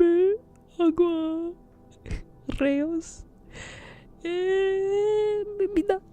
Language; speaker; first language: Spanish; non-native, learner; English